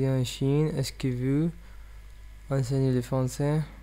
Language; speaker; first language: French; non-native, learner; English